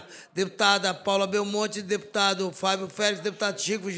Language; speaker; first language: Portuguese; native; Portuguese